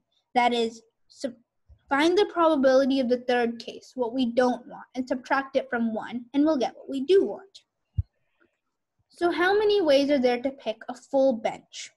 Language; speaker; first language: English; native; English